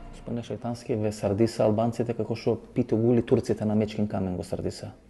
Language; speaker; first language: Macedonian; non-native, local second language; Albanian